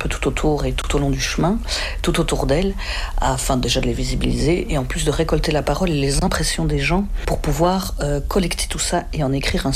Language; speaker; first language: French; native; French